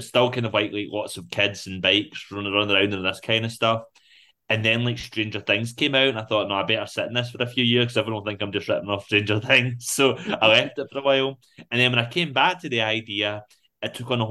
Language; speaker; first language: English; native; English